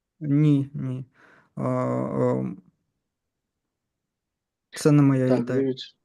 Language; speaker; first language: Ukrainian; non-native, learner; Russian